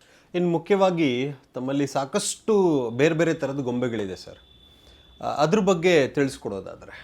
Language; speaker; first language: Kannada; native; Kannada